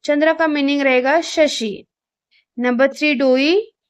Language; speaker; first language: Hindi; non-native, local second language; Marathi